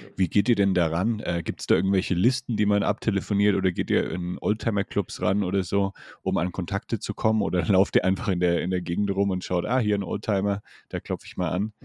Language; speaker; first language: German; native; German